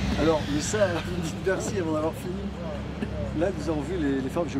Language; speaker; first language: French; native; French